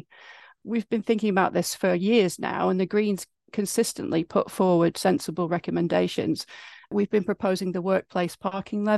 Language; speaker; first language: English; native; English